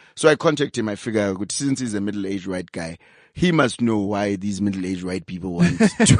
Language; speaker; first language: English; non-native, local second language; Zulu